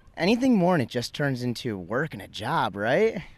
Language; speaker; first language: English; non-native, fluent; Japanese